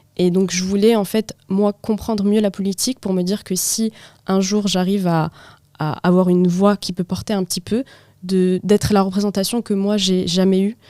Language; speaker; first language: French; non-native, local second language; Arabic